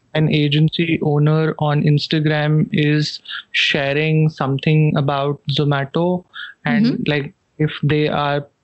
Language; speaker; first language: English; non-native, local second language; Hindi